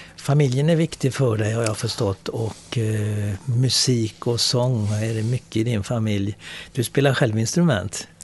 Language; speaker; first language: Swedish; native; Swedish